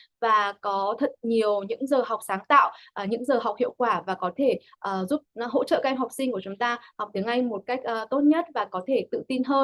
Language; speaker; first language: Vietnamese; native; Vietnamese